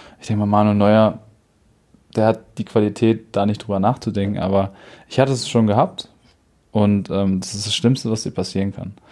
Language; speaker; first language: German; native; German